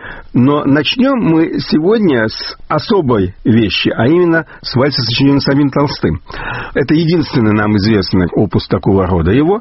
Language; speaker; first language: Russian; native; Russian